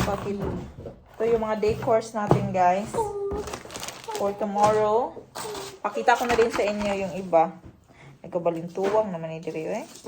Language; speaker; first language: Filipino; non-native, local second language; Cebuano